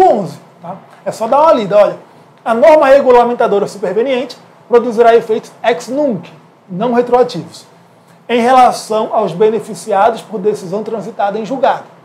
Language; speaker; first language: Portuguese; native; Portuguese